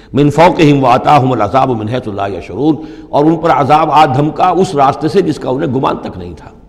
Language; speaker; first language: Urdu; native; Urdu